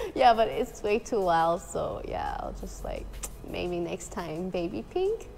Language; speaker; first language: English; non-native, fluent; Thai